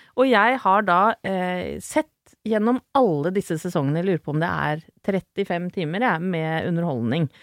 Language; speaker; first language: Norwegian; native; Norwegian